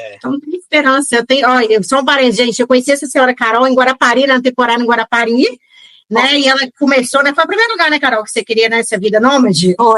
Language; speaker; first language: Portuguese; native; Portuguese